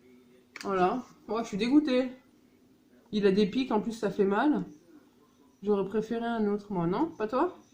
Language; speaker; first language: French; native; French